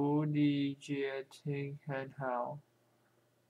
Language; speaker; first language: Chinese; non-native, learner; English